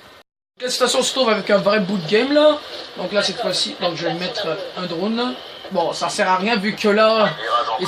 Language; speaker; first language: French; native; French